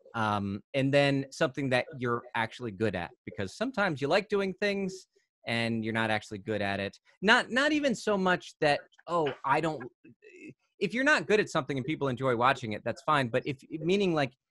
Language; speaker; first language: English; native; English